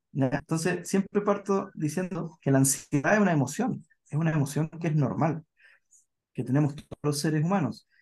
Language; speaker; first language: Spanish; native; Spanish